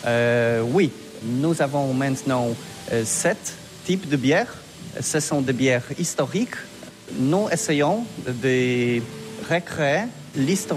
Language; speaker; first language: French; non-native, learner; Polish